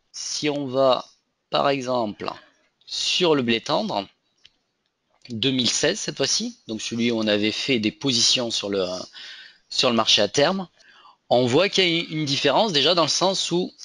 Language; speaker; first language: French; native; French